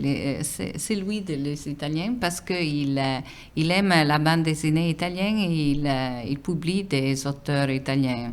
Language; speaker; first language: French; non-native, fluent; Italian